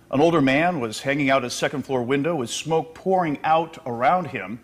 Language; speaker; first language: English; native; English